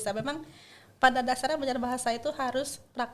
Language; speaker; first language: Indonesian; non-native, fluent; Japanese